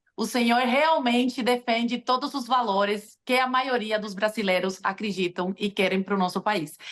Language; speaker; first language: Portuguese; non-native, fluent; Spanish